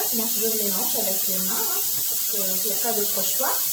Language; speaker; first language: French; non-native, local second language; Arabic